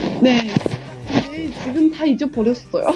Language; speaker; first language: Korean; non-native, learner; Chinese